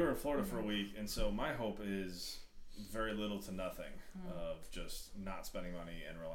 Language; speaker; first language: English; native; English